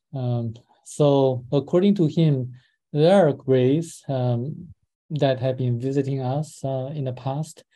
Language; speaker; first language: English; non-native, fluent; Chinese